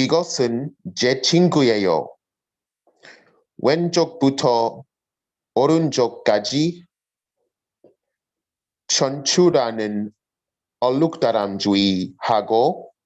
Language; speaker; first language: Korean; non-native, learner; English